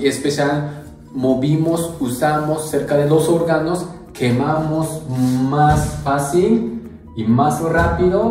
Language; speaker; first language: Spanish; non-native, learner; Japanese